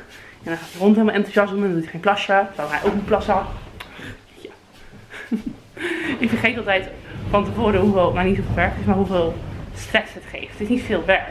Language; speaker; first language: Dutch; native; Dutch